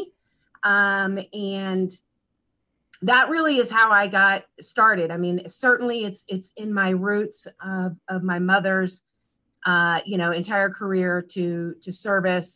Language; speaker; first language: English; native; English